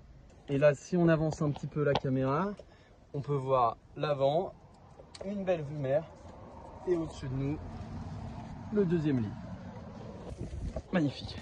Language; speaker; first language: French; native; French